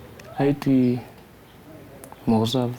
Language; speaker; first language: Hebrew; early bilingual, other home language; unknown